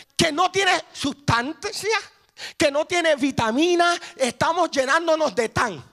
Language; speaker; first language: Spanish; early bilingual, heritage; Spanish